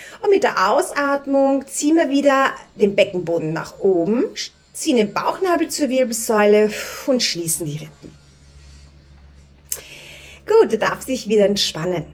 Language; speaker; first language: German; native; German